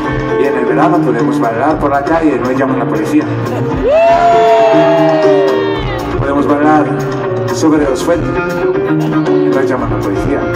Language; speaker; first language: Spanish; non-native, fluent; French